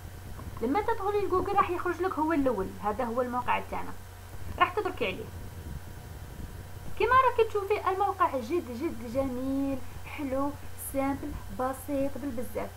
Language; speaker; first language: Arabic; native; Arabic